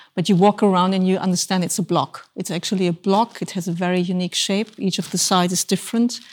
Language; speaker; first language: English; non-native, fluent; German